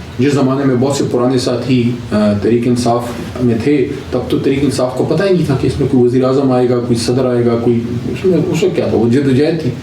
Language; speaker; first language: Urdu; non-native, local second language; Pashto